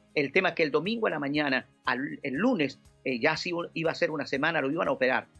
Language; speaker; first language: Spanish; native; Spanish